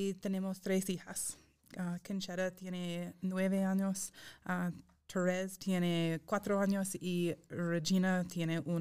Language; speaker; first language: Spanish; non-native, fluent; English